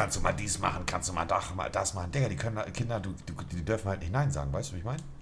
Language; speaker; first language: German; native; German